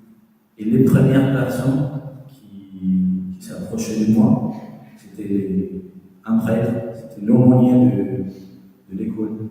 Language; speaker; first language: French; non-native, fluent; Spanish